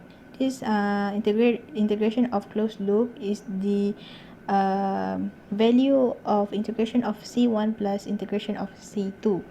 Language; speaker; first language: English; non-native, local second language; Malay